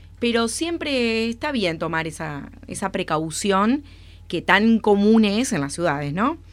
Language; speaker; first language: Spanish; native; Spanish